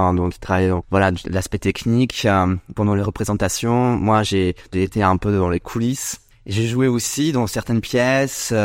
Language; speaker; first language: French; non-native, fluent; Polish